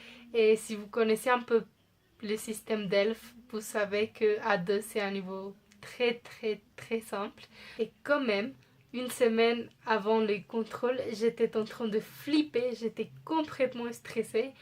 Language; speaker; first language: French; non-native, fluent; Spanish